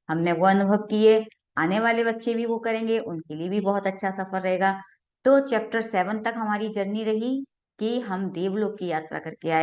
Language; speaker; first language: Hindi; native; Hindi